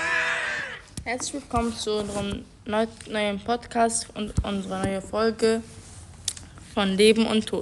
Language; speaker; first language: German; non-native, learner; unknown